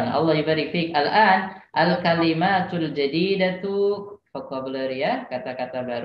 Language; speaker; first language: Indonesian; native; Indonesian